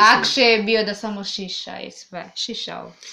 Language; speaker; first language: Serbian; non-native, learner; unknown